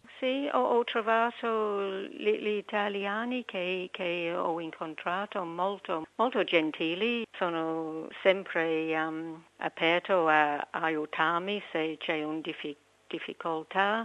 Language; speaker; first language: Italian; non-native, learner; English